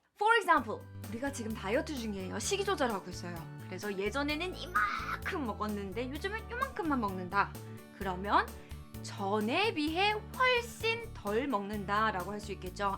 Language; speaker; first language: Korean; early bilingual, heritage; Korean